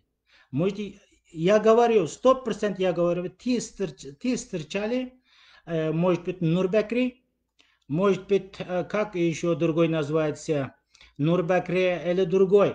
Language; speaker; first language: Russian; non-native, learner; Uyghur